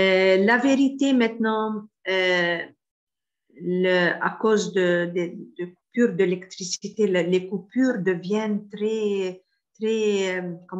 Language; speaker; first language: French; non-native, fluent; Arabic